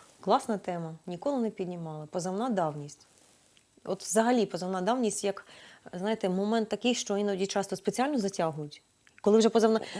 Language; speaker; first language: Ukrainian; native; Ukrainian